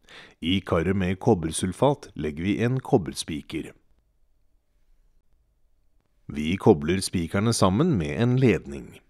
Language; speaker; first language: Norwegian; native; Norwegian